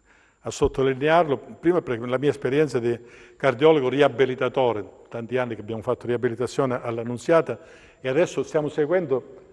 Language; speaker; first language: Italian; native; Italian